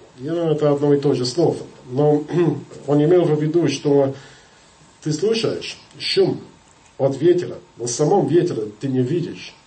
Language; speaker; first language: Russian; non-native, fluent; English